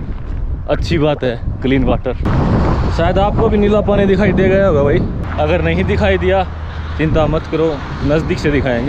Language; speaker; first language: Hindi; native; Hindi